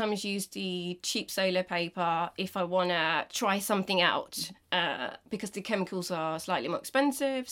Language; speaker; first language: English; non-native, fluent; Danish